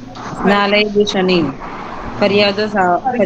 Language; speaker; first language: Persian; non-native, learner; Urdu